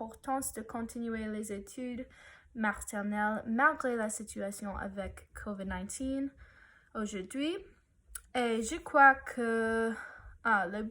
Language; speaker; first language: French; non-native, learner; English